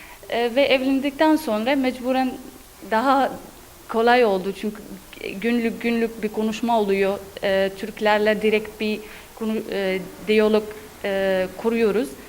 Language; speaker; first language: Turkish; non-native, fluent; Arabic